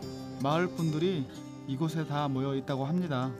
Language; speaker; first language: Korean; native; Korean